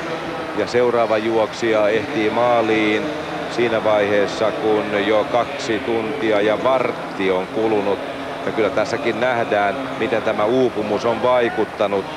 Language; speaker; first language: Finnish; native; Finnish